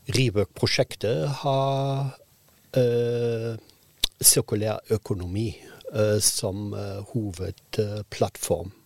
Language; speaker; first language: Norwegian; non-native, fluent; German